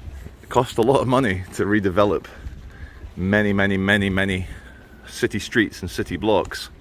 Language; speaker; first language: English; native; English